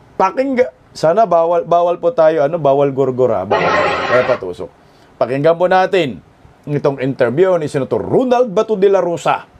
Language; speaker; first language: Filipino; non-native, local second language; Cebuano